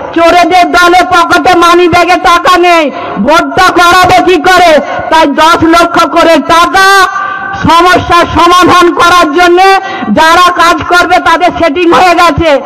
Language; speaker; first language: Bangla; non-native, local second language; Santali